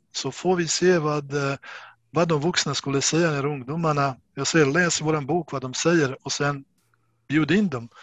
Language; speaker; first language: Swedish; non-native, fluent; Bosnian